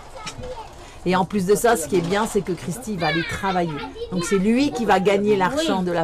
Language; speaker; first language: French; native; French